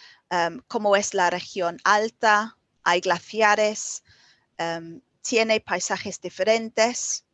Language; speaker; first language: Spanish; non-native, fluent; English